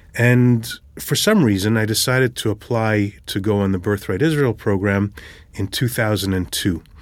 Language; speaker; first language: English; early bilingual, other home language; Hebrew